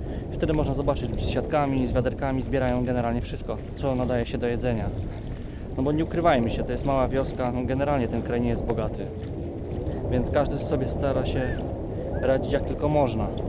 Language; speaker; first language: Polish; native; Polish